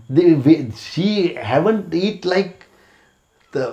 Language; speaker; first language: English; non-native, local second language; Sinhala